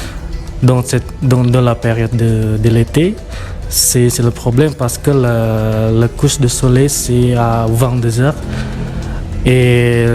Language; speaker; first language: French; non-native, fluent; Indonesian